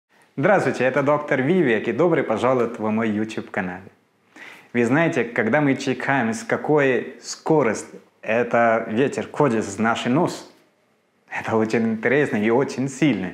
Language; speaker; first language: Russian; non-native, fluent; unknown